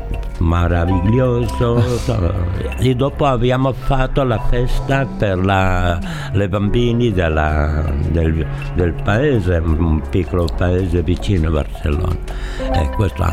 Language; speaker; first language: Italian; non-native, learner; Catalan